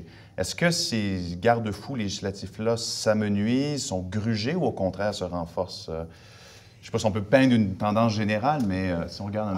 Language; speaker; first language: French; native; French